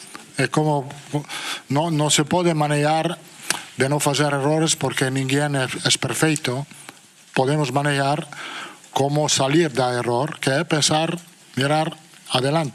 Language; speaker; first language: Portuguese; non-native, learner; Italian